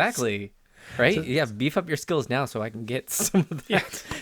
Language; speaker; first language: English; native; English